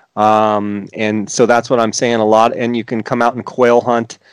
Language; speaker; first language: English; native; English